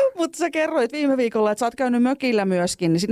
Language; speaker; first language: Finnish; native; Finnish